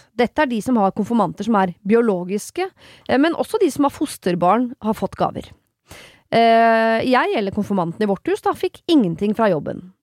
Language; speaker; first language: Norwegian; native; Norwegian